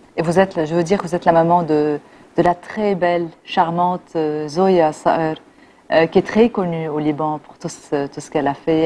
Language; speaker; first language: French; non-native, local second language; Arabic